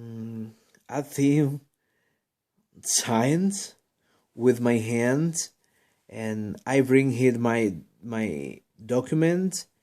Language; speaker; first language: English; non-native, learner; Spanish